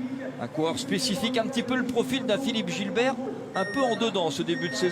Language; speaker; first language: French; native; French